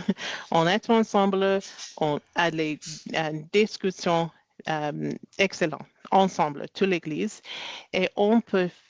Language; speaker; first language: French; non-native, learner; English